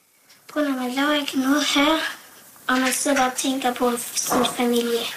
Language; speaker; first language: Danish; early bilingual, heritage; Danish